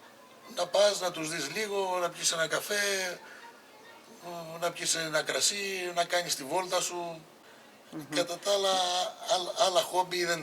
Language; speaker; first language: Greek; native; Greek